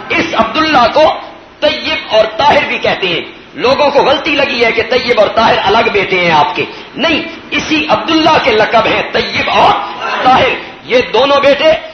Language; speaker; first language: Urdu; non-native, local second language; Punjabi